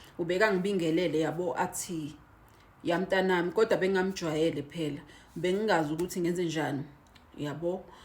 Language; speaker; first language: Zulu; native; Zulu